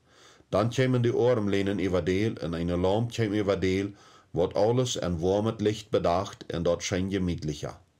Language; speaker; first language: German; early bilingual, heritage; Plautdietsch